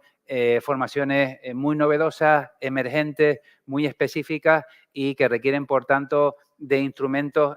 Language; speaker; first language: Spanish; native; Spanish